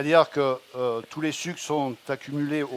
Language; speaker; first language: French; native; French